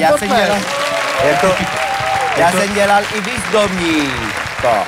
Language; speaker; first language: Czech; non-native, fluent; French